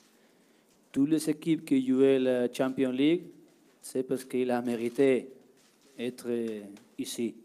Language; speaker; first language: French; non-native, learner; Spanish